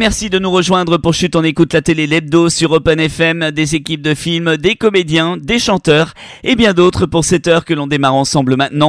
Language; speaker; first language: French; native; French